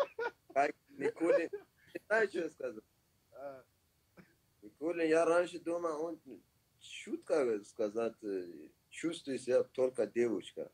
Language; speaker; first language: Russian; non-native, learner; Persian